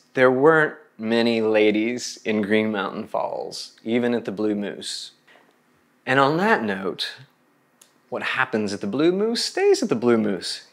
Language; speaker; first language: English; native; English